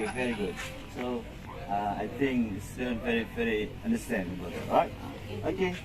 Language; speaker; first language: English; non-native, learner; Indonesian